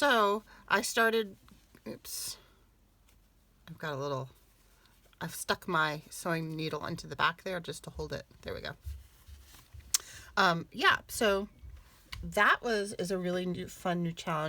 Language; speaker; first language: English; native; English